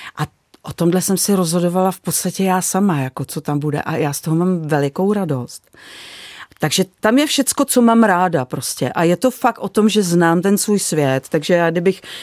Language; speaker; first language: Czech; native; Czech